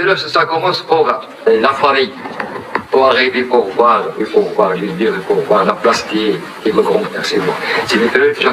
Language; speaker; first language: French; non-native, learner; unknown